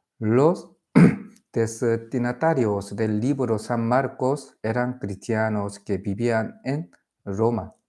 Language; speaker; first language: Spanish; non-native, learner; Korean